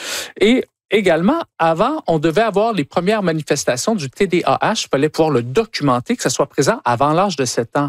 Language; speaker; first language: French; native; French